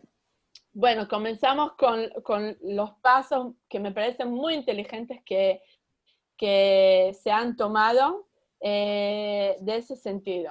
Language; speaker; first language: Spanish; early bilingual, heritage; Spanish